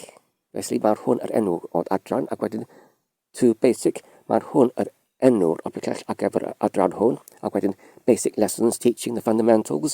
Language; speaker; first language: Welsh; non-native, learner; English